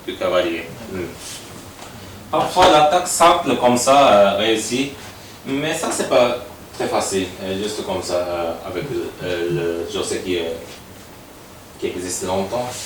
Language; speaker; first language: French; non-native, fluent; Japanese